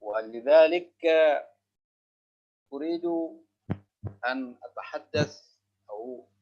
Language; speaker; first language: Arabic; non-native, local second language; Indonesian